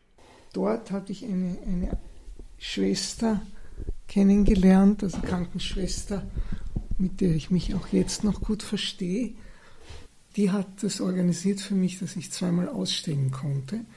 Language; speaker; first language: German; early bilingual, other home language; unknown